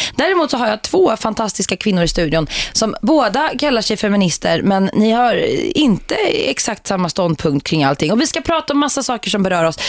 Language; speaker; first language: Swedish; native; Swedish